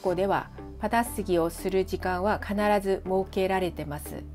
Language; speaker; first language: Japanese; non-native, fluent; Korean